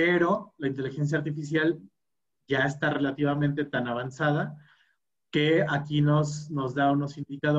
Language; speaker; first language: Spanish; native; Spanish